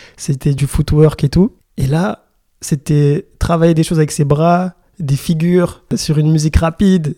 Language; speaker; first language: French; early bilingual, other home language; Lingala